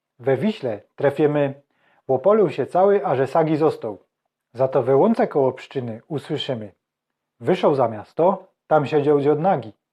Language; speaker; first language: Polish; native; Polish